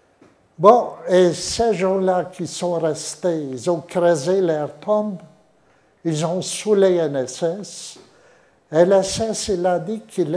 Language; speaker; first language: French; non-native, fluent; Yiddish